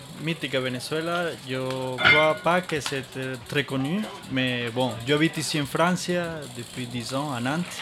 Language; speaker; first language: French; non-native, learner; Spanish